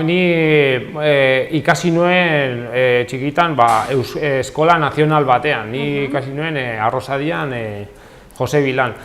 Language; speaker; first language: Basque; non-native, local second language; Spanish